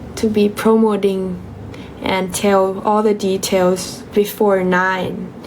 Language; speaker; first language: English; non-native, learner; Thai